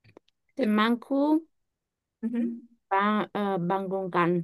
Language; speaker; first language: Indonesian; non-native, learner; English